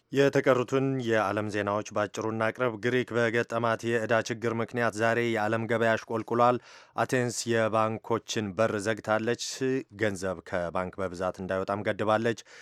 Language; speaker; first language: Amharic; native; Amharic